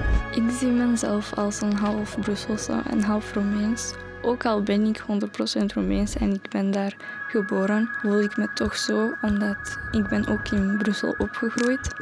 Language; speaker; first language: Dutch; early bilingual, other home language; Romanian